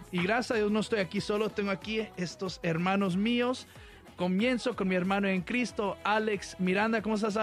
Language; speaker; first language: Spanish; early bilingual, heritage; Spanish